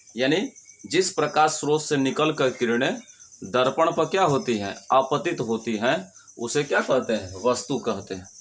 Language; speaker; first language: Hindi; native; Hindi